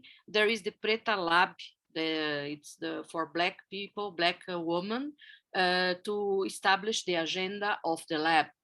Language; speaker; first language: English; non-native, fluent; Portuguese